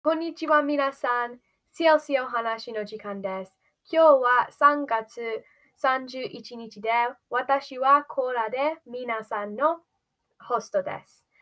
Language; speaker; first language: Japanese; non-native, learner; English